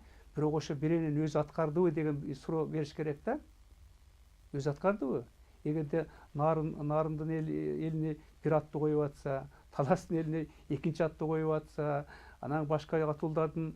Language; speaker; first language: Kyrgyz; native; Kyrgyz